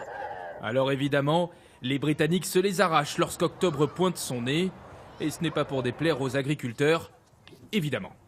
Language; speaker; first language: French; native; French